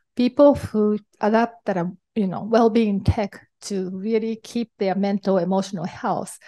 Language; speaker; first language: English; non-native, fluent; Japanese